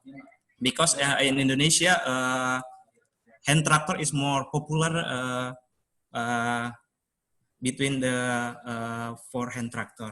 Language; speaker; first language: English; non-native, learner; Indonesian